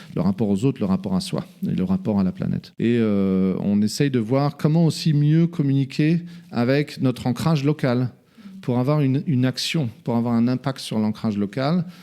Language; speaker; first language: French; native; French